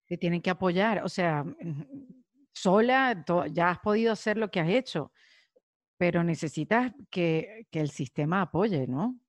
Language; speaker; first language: Spanish; native; Spanish